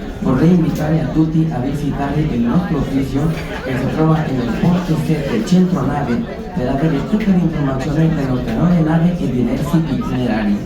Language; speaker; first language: Italian; non-native, fluent; Spanish